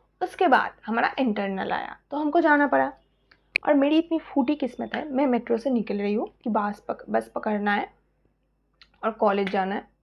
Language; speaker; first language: Hindi; non-native, local second language; Bangla